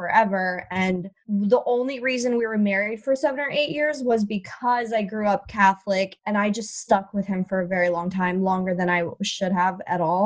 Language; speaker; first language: English; native; English